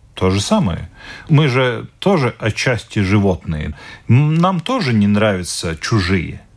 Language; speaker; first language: Russian; non-native, local second language; Latvian